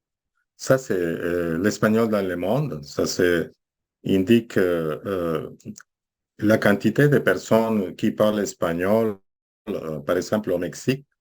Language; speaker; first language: French; non-native, fluent; Spanish